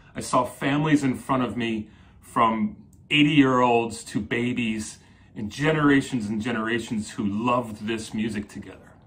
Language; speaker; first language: English; native; English